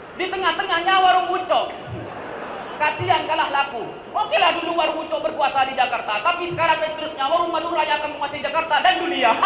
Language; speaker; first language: Indonesian; non-native, local second language; Madurese